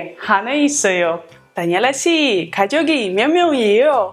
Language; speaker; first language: Korean; non-native, learner; Russian